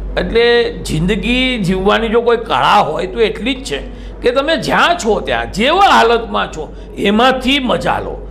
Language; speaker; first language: Gujarati; native; Gujarati